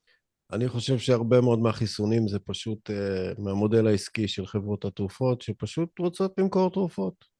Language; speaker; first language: Hebrew; native; Hebrew